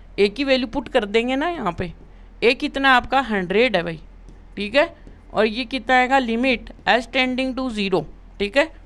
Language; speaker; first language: Hindi; native; Hindi